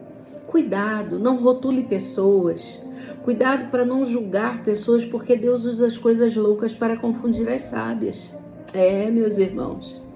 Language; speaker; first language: Portuguese; native; Portuguese